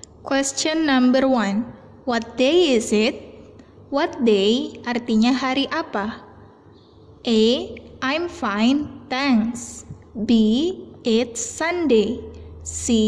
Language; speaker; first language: English; non-native, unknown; Indonesian